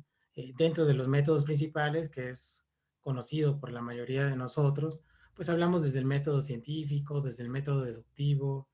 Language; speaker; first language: Spanish; native; Spanish